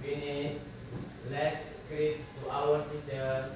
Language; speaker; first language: English; non-native, learner; Indonesian